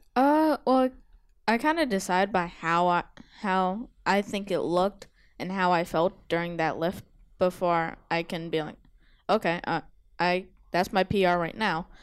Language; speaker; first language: English; native; English